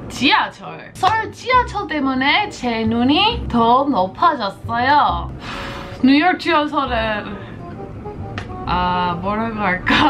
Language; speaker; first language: Korean; non-native, fluent; English